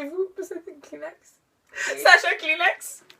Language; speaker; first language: French; non-native, learner; English